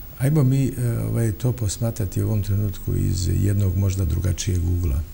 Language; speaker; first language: Bosnian; non-native, local second language; Albanian